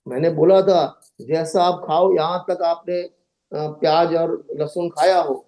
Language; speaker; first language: Hindi; non-native, local second language; Gujarati